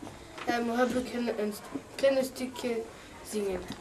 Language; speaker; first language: Dutch; non-native, local second language; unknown